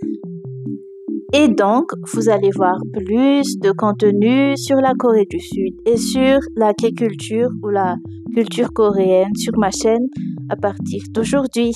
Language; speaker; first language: French; non-native, local second language; Malagasy